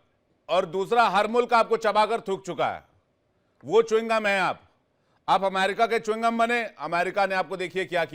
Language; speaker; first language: Hindi; native; Hindi